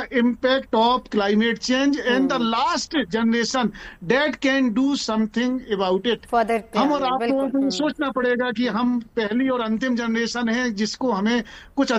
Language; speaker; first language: Hindi; native; Hindi